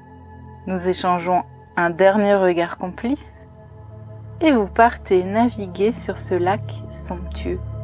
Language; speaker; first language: French; native; French